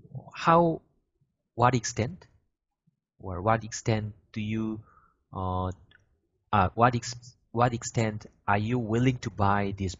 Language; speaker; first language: English; non-native, learner; Korean